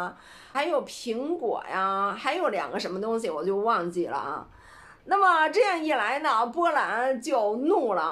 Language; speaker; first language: Chinese; native; Chinese